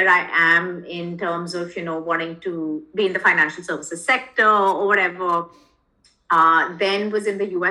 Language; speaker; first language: English; non-native, local second language; Hindi